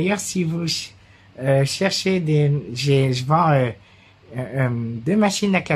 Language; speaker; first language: French; native; French